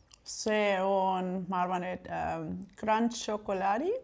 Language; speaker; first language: Estonian; non-native, learner; Spanish